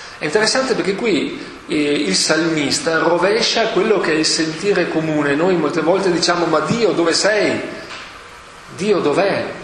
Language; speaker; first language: Italian; native; Italian